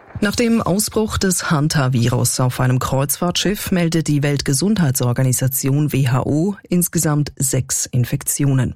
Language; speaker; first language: German; native; German